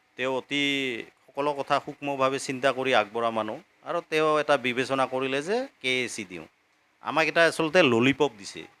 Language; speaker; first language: Assamese; non-native, local second language; Rangpuri